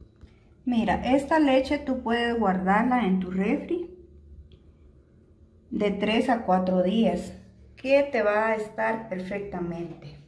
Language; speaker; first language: Spanish; native; Spanish